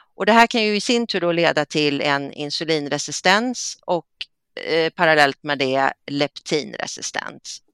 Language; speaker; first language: Swedish; native; Swedish